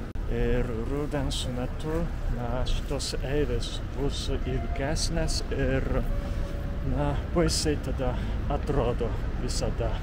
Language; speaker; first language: Lithuanian; non-native, learner; Japanese